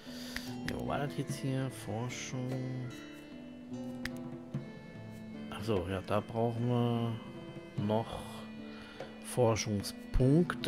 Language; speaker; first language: German; native; German